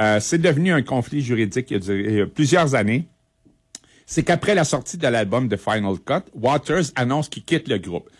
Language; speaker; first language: French; native; French